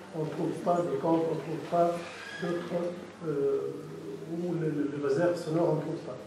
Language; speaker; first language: French; non-native, local second language; Arabic